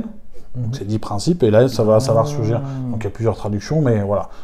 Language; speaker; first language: French; native; French